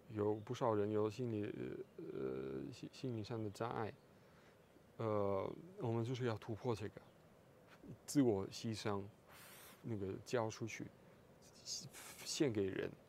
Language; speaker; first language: Chinese; non-native, fluent; Russian